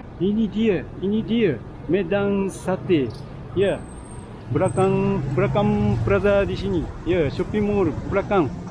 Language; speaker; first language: Malay; non-native, learner; Japanese